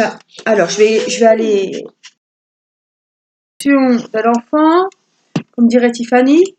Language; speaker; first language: French; native; French